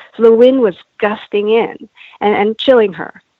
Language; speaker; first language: English; native; English